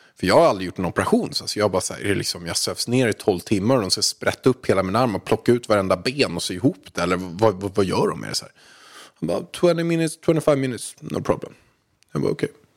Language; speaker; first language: Swedish; native; Swedish